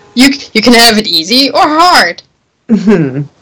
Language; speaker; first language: English; non-native, fluent; German